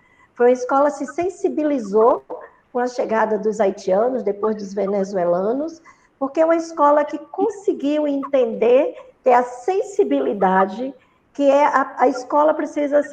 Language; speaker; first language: Portuguese; native; Portuguese